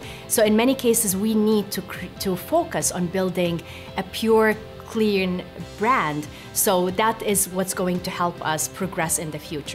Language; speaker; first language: English; non-native, fluent; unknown